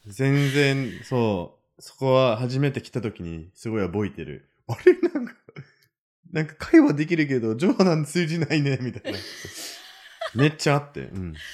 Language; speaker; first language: Japanese; non-native, fluent; English